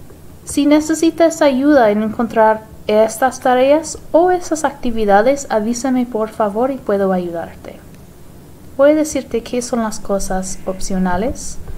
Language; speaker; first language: Spanish; non-native, fluent; English